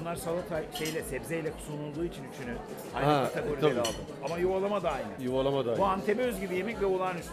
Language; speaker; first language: Turkish; native; Turkish